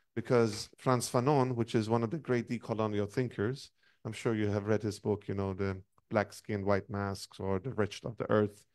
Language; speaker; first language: English; non-native, fluent; Persian